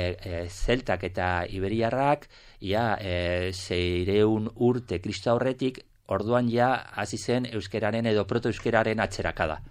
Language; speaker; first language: Basque; non-native, local second language; Spanish